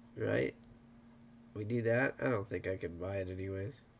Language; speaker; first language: English; native; English